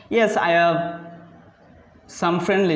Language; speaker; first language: English; non-native, learner; Bangla